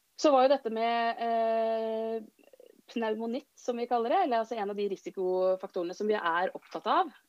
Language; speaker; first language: Norwegian; native; Norwegian